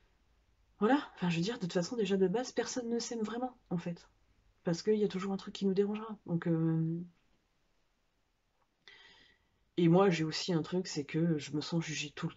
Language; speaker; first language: French; native; French